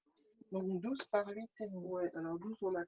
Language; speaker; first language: French; native; French